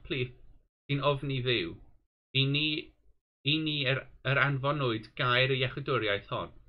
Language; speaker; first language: Welsh; non-native, local second language; English